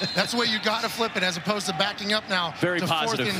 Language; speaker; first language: English; native; English